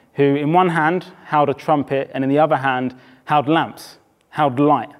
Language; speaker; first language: English; native; English